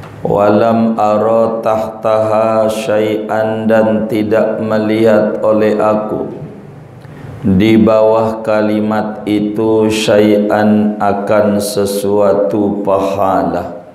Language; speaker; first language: Indonesian; native; Indonesian